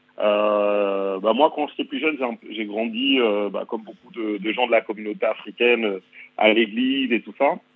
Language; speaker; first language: French; native; French